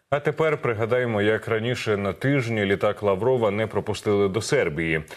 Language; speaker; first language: Ukrainian; native; Ukrainian